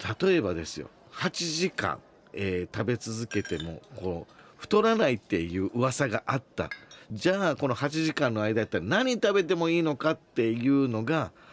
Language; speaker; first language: Japanese; native; Japanese